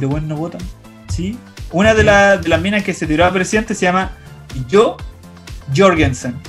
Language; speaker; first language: Spanish; native; Spanish